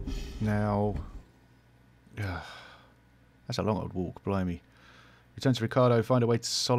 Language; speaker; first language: English; native; English